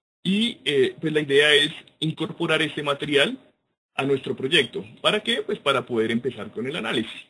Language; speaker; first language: Spanish; native; Spanish